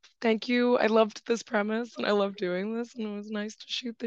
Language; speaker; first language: English; native; English